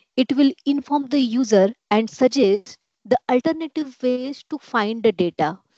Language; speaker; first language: English; non-native, local second language; Marathi